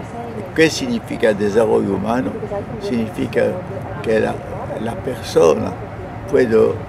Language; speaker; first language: Spanish; non-native, fluent; French